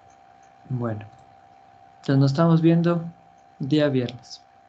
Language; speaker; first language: Spanish; native; Spanish